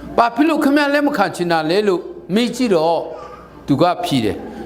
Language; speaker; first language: Burmese; non-native, local second language; Hakha Chin